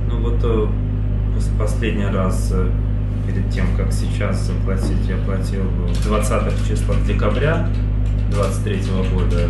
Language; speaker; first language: Russian; native; Russian